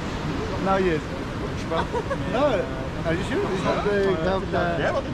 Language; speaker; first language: English; non-native, learner; Spanish